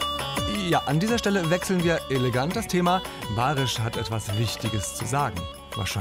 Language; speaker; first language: German; native; German